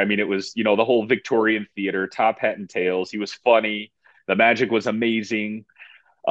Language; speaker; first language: English; native; English